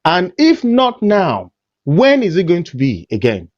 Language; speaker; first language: English; non-native, local second language; Yoruba